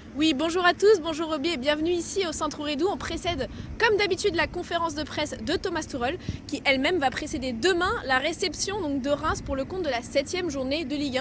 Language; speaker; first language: French; native; French